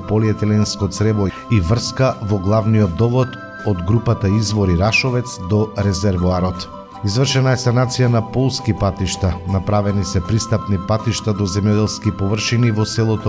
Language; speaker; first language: Macedonian; native; Macedonian